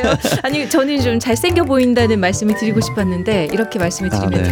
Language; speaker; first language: Korean; native; Korean